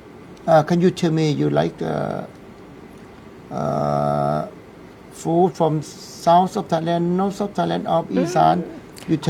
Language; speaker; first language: English; non-native, learner; Thai